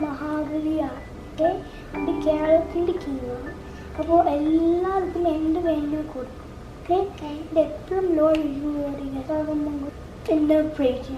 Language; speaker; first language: Malayalam; early bilingual, heritage; Malayalam